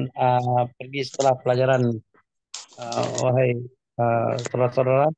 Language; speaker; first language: Indonesian; non-native, learner; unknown